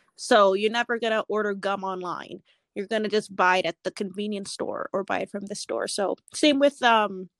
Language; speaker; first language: English; native; English